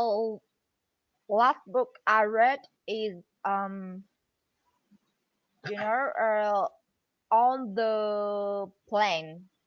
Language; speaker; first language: English; non-native, learner; Vietnamese